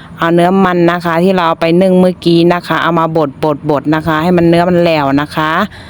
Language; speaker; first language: Thai; native; Thai